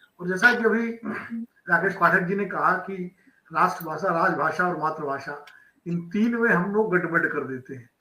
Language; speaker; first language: Hindi; native; Hindi